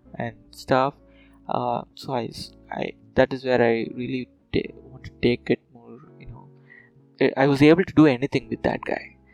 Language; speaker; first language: English; non-native, local second language; Telugu